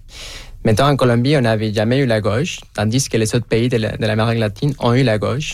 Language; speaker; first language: French; non-native, fluent; Spanish